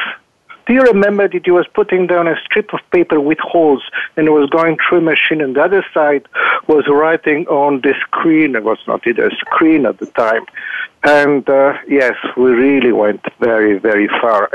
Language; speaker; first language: English; non-native, fluent; Italian